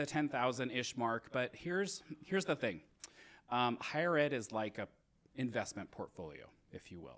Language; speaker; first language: English; native; English